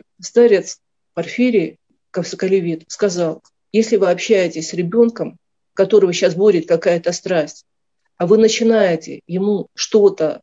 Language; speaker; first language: Russian; native; Russian